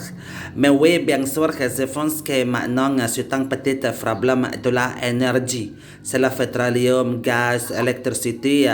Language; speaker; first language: French; non-native, learner; Indonesian